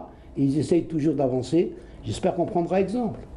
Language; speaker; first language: French; non-native, local second language; Arabic